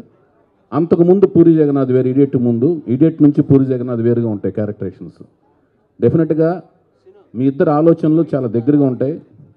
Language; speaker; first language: Telugu; native; Telugu